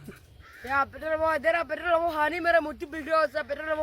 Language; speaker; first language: Nepali; non-native, local second language; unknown